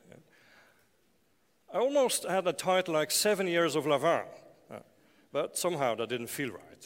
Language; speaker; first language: English; non-native, fluent; Dutch